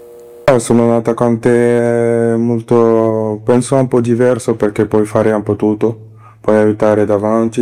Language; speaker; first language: Italian; non-native, fluent; French